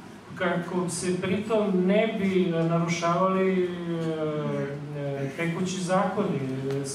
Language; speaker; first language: Bosnian; native; Bosnian